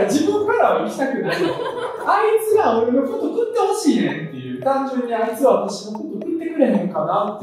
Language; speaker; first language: Japanese; early bilingual, other home language; Russian